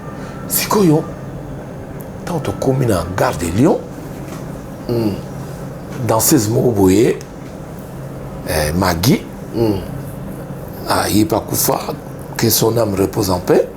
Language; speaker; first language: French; non-native, local second language; Lingala